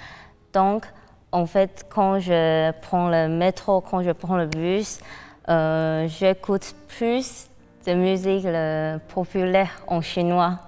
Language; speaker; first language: French; non-native, learner; Chinese